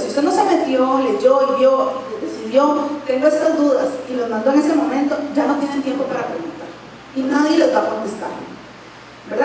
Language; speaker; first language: Spanish; native; Spanish